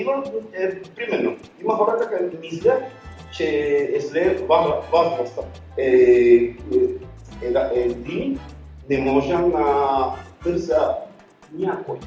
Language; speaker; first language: Bulgarian; non-native, learner; Spanish